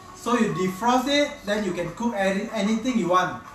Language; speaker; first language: English; non-native, local second language; Chinese